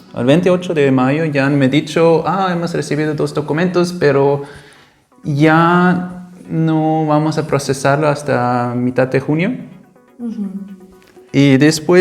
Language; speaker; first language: Spanish; non-native, fluent; German